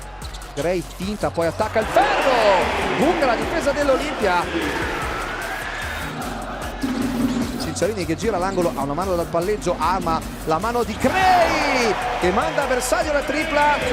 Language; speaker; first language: Italian; native; Italian